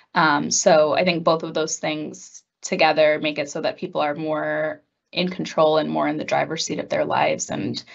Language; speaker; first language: English; native; English